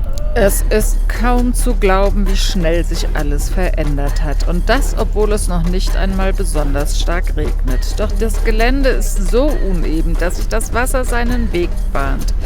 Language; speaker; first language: German; native; German